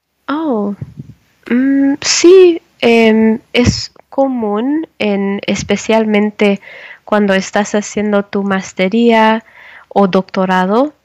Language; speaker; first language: Spanish; non-native, learner; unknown